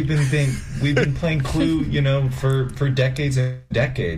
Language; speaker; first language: English; native; English